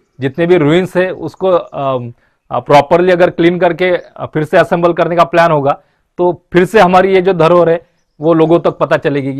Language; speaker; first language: Hindi; non-native, local second language; Marathi